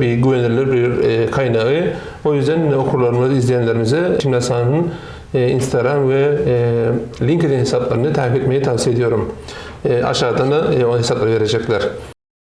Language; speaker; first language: Turkish; non-native, fluent; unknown